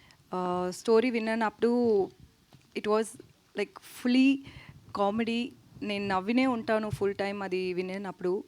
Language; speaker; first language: Telugu; non-native, learner; Tamil